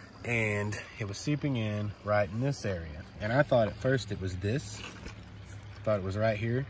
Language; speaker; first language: English; native; English